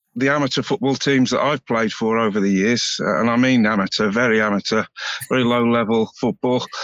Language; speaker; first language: English; native; English